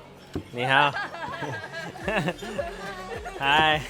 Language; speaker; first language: Chinese; non-native, fluent; English